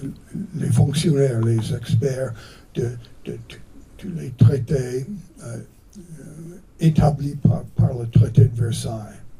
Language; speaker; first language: French; non-native, fluent; English